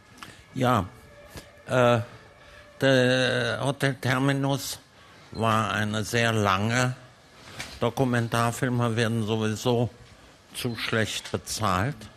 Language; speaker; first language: German; early bilingual, heritage; German